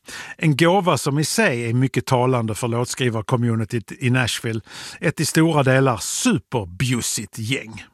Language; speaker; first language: Swedish; native; Swedish